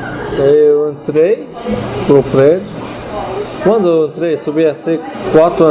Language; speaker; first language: Portuguese; non-native, fluent; Arabic